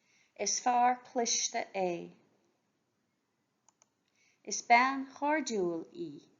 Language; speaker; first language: Irish; non-native, local second language; English